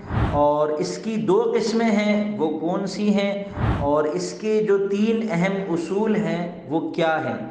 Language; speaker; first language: Urdu; native; Urdu